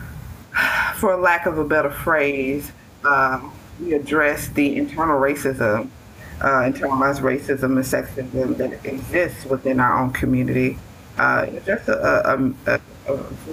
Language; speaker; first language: English; native; English